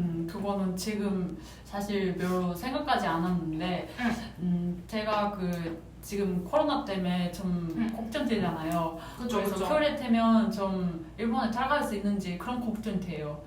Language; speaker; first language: Korean; non-native, fluent; Japanese